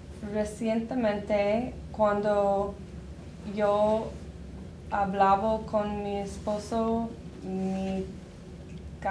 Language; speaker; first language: Spanish; non-native, learner; English